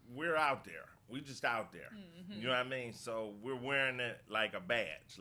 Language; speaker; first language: English; native; English